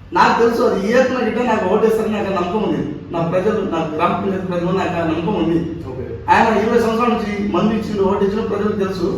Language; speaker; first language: Telugu; non-native, local second language; Lambadi